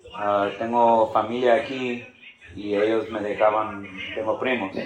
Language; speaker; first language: Spanish; early bilingual, heritage; Spanish